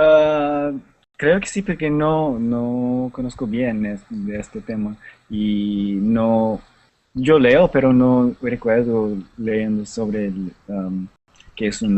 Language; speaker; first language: Spanish; non-native, learner; English